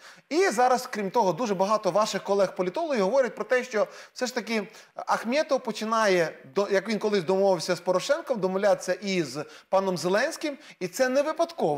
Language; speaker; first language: Ukrainian; native; Ukrainian